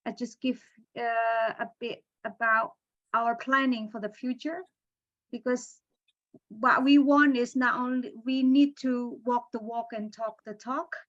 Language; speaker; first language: English; non-native, fluent; Indonesian